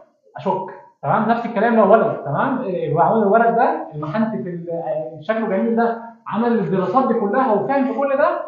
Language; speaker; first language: Arabic; native; Arabic